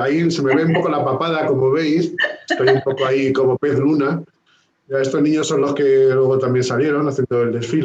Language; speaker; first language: Spanish; native; Spanish